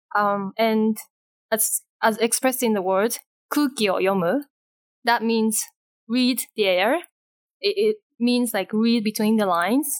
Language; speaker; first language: English; non-native, fluent; Japanese